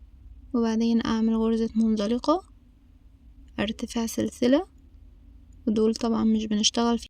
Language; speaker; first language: Arabic; native; Arabic